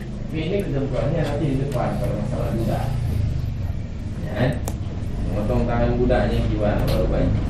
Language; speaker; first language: Indonesian; native; Indonesian